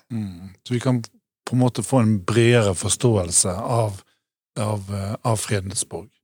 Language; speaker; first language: Norwegian; native; Norwegian